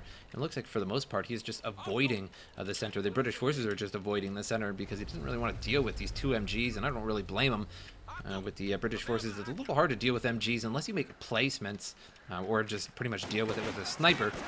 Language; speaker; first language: English; native; English